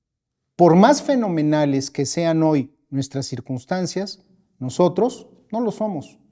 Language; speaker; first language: Spanish; native; Spanish